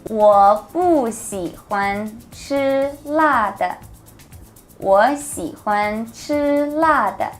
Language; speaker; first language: Chinese; non-native, fluent; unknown